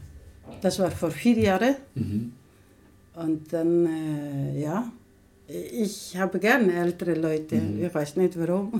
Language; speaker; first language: German; non-native, learner; Somali